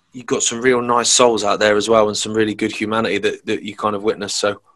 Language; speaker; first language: English; native; English